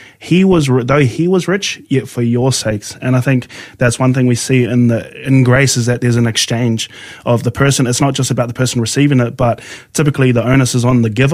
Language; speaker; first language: English; native; English